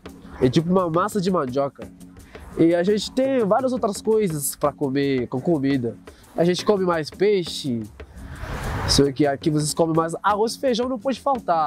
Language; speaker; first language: Portuguese; non-native, fluent; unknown